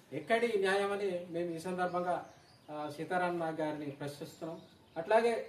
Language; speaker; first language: Telugu; non-native, local second language; Gondi